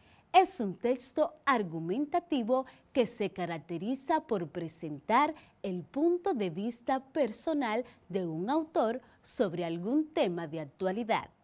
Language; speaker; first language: Spanish; native; Spanish